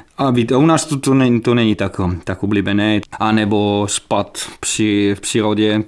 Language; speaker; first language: Czech; non-native, fluent; Italian